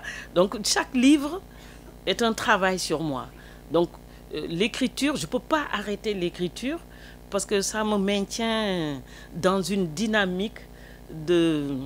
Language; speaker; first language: French; non-native, local second language; Wolof